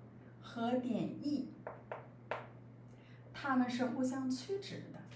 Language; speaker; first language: Chinese; native; Chinese